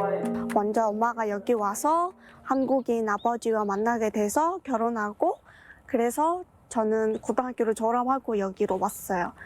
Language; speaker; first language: Korean; non-native, fluent; Mongolian